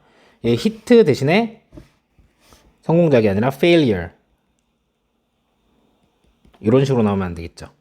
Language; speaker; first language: Korean; native; Korean